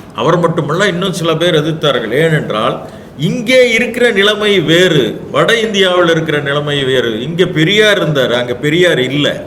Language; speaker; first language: Tamil; native; Tamil